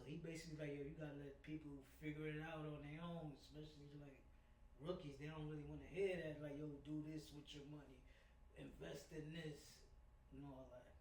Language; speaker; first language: English; native; English